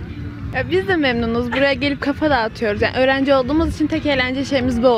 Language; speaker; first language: Turkish; native; Turkish